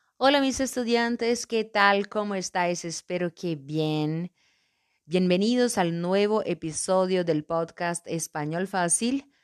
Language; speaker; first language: Spanish; non-native, fluent; Portuguese